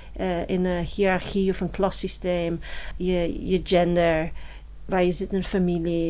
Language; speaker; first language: Dutch; non-native, fluent; English